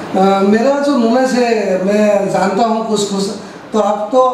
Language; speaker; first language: Hindi; non-native, local second language; Assamese